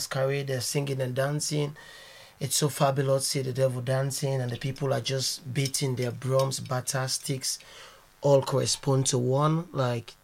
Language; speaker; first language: English; non-native, local second language; Krio